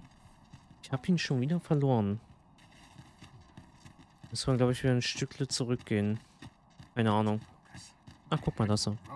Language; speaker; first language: German; native; German